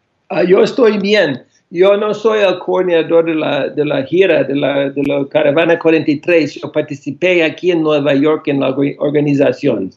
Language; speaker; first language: Spanish; non-native, fluent; English